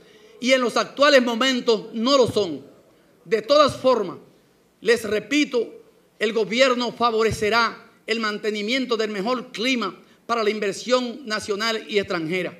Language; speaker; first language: Spanish; native; Spanish